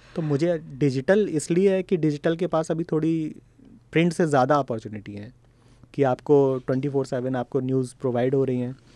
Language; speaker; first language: Hindi; native; Hindi